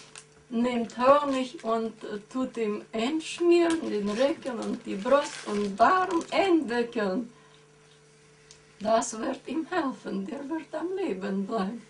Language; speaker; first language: German; early bilingual, heritage; German